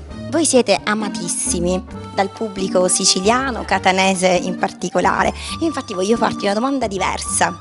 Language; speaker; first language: Italian; native; Italian